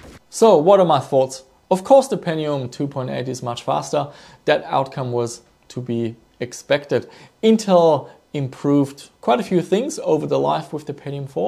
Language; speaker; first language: English; non-native, fluent; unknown